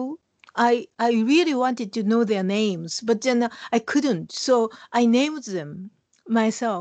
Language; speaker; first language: English; non-native, fluent; Japanese